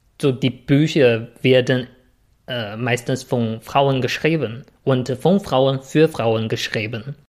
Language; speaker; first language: German; non-native, fluent; Chinese